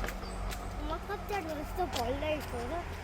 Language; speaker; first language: Korean; early bilingual, heritage; Korean